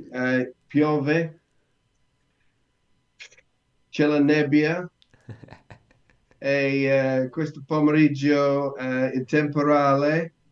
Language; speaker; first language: Italian; non-native, learner; English